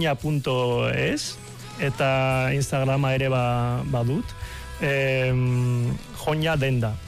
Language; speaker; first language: Basque; non-native, local second language; Spanish